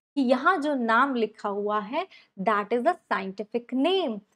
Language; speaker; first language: Hindi; native; Hindi